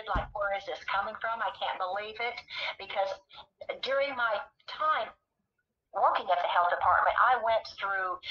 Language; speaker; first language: English; native; English